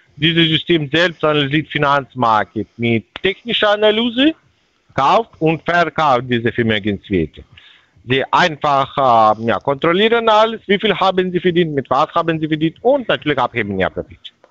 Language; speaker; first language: German; non-native, learner; Bulgarian